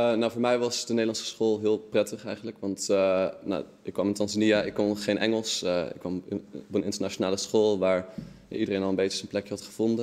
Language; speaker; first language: Dutch; native; Dutch